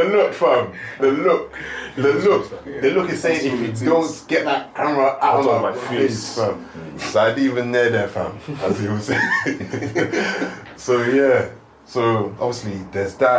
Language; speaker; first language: English; native; English